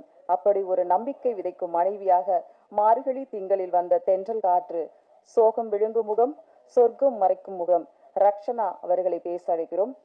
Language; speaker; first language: Tamil; native; Tamil